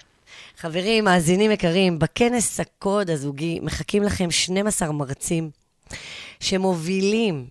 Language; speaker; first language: Hebrew; native; Hebrew